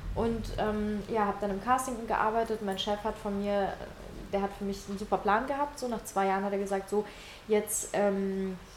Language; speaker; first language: German; early bilingual, other home language; Russian